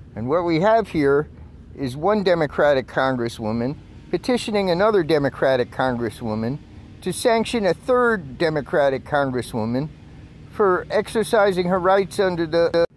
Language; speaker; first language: English; native; English